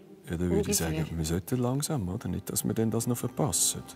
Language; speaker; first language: German; native; German